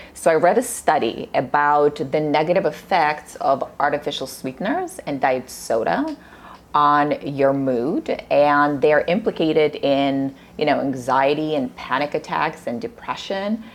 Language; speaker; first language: English; early bilingual, other home language; Russian